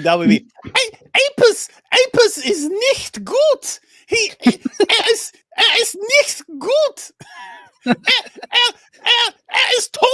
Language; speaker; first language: German; non-native, learner; English